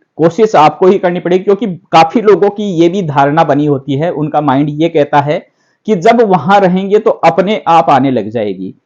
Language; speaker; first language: Hindi; native; Hindi